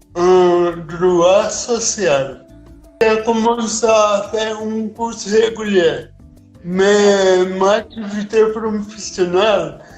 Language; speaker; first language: French; non-native, learner; Portuguese